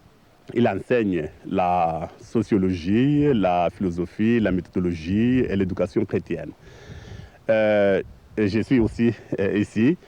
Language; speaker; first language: French; non-native, fluent; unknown